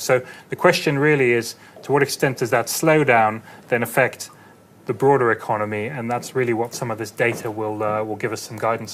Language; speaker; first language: English; native; English